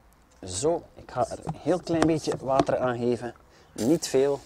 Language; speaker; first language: Dutch; native; Dutch